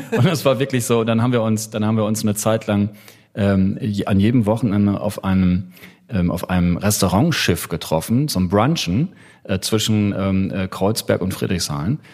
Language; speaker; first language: German; native; German